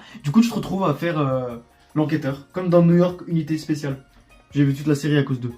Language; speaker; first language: French; native; French